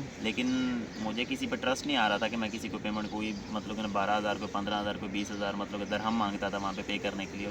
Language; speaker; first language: Urdu; non-native, local second language; Punjabi